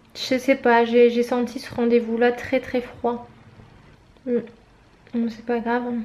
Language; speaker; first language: French; native; French